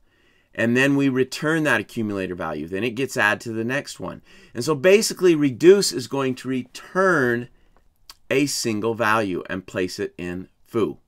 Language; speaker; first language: English; native; English